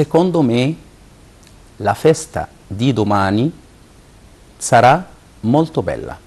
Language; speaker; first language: Italian; non-native, fluent; Arabic